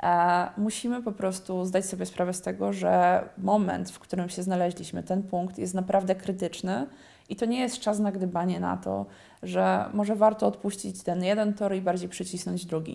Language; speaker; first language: Polish; native; Polish